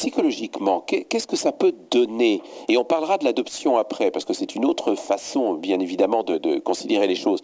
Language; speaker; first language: French; native; French